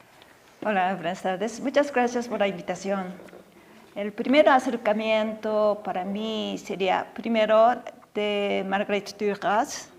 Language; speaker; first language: Spanish; non-native, fluent; Japanese